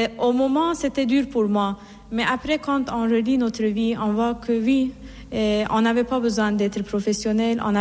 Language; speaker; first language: French; non-native, fluent; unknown